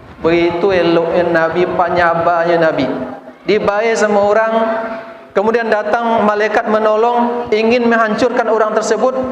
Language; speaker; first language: Malay; non-native, local second language; Minangkabau